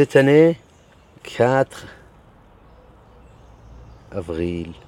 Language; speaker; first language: French; non-native, learner; Kurdish